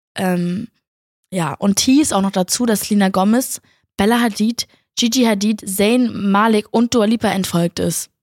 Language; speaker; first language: German; native; German